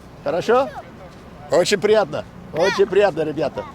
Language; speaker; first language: Russian; non-native, learner; English